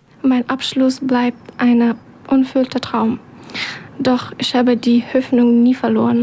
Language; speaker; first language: German; non-native, learner; Persian